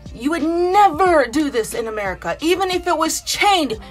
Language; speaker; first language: English; native; English